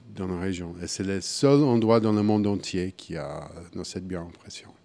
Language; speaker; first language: French; non-native, fluent; English